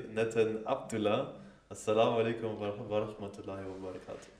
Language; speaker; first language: German; native; German